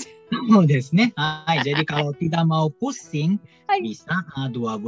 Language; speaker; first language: Indonesian; non-native, fluent; Japanese